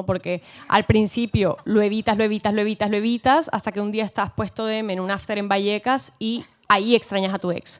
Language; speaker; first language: Spanish; native; Spanish